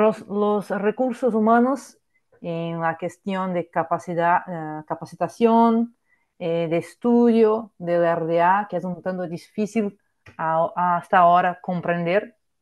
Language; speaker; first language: Spanish; non-native, fluent; Portuguese